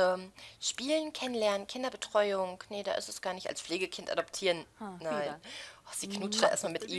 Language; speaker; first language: German; native; German